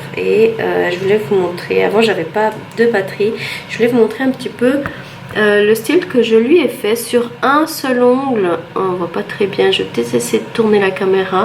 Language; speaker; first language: French; native; French